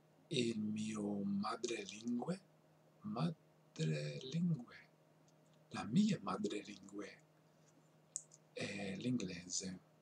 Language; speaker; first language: Italian; non-native, learner; English